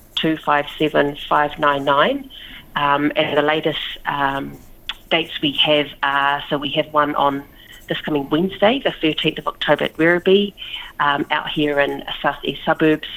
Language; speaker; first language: English; native; English